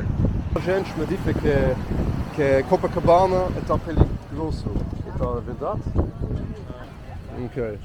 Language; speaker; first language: Portuguese; non-native, learner; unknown